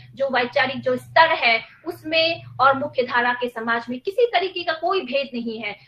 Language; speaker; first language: Hindi; non-native, local second language; Nepali